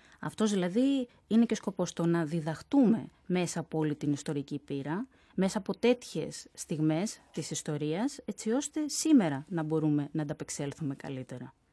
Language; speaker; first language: Greek; native; Greek